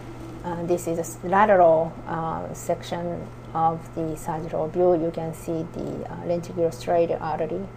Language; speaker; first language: English; non-native, fluent; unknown